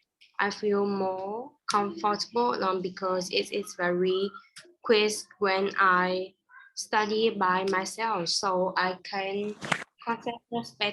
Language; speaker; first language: English; non-native, learner; Vietnamese